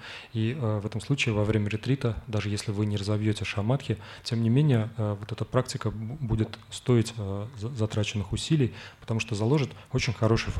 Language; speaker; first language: Russian; native; Russian